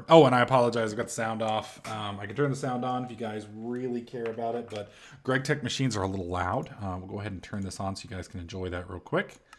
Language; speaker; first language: English; native; English